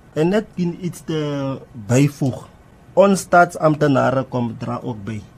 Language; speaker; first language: Afrikaans; non-native, local second language; Tswana